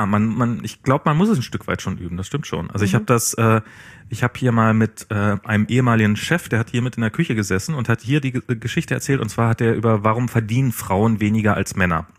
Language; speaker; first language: German; native; German